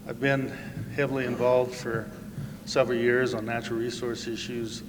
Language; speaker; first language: English; native; English